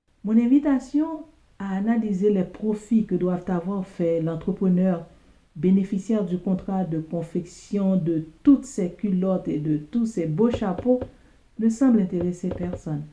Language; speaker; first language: French; non-native, local second language; Haitian Creole